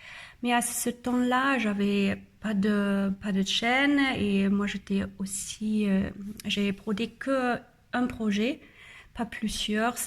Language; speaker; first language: French; non-native, learner; German